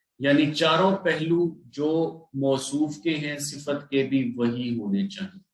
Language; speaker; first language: Urdu; native; Urdu